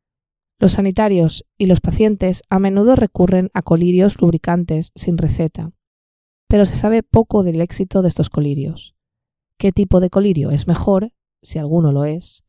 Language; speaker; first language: Spanish; native; Spanish